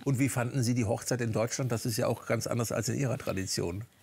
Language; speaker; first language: German; native; German